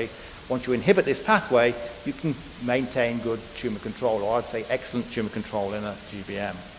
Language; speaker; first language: English; native; English